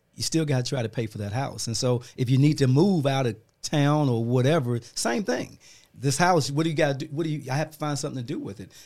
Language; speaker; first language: English; native; English